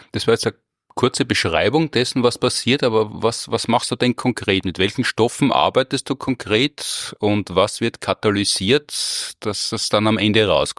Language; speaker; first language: German; native; German